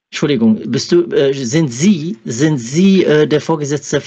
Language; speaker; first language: German; native; German